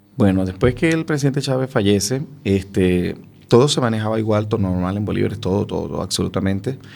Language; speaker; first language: Spanish; native; Spanish